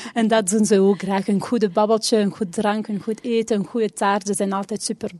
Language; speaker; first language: Dutch; non-native, local second language; French